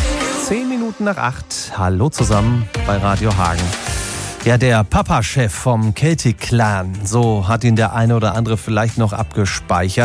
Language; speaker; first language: German; native; German